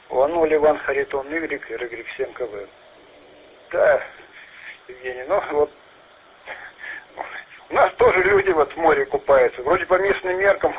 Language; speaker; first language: Russian; native; Russian